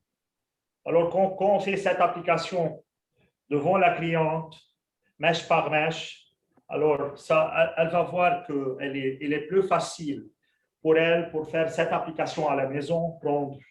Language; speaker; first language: French; non-native, local second language; Arabic